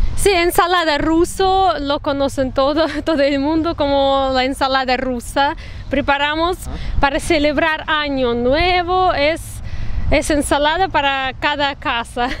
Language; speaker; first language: Spanish; non-native, fluent; Russian